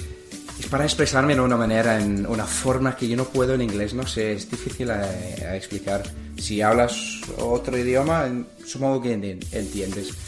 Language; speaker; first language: Spanish; non-native, learner; English